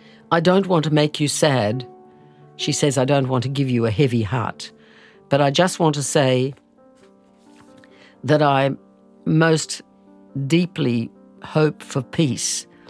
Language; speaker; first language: English; native; English